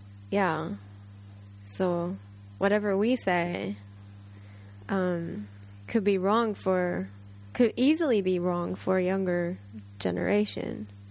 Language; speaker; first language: English; non-native, fluent; Japanese